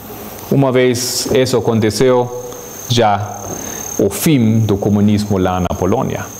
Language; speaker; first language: Portuguese; non-native, fluent; Spanish